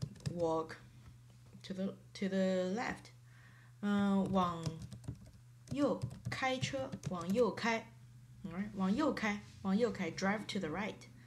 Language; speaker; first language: English; non-native, fluent; Chinese